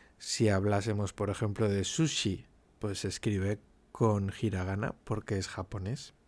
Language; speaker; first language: Spanish; native; Spanish